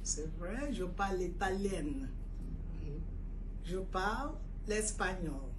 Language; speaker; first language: French; non-native, fluent; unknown